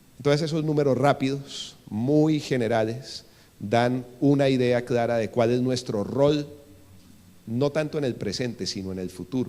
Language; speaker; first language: Spanish; native; Spanish